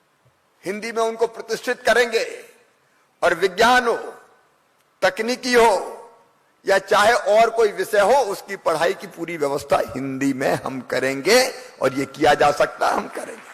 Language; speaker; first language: Hindi; native; Hindi